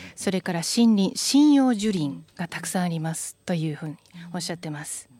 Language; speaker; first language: Japanese; native; Japanese